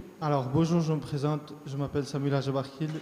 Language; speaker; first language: French; early bilingual, other home language; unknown